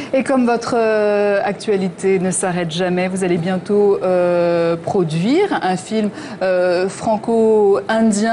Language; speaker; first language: French; native; French